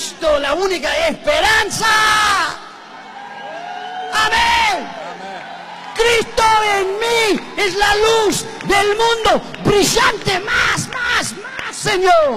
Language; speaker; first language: Spanish; non-native, learner; English